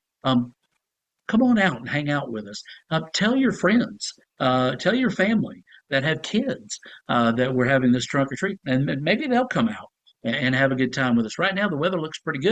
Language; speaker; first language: English; native; English